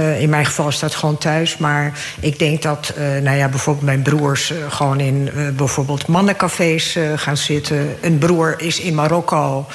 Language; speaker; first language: Dutch; early bilingual, other home language; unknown